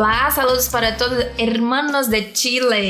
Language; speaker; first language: Spanish; non-native, learner; Portuguese